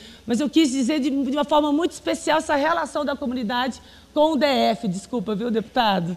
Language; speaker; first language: Portuguese; native; Portuguese